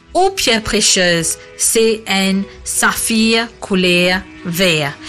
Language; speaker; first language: French; native; French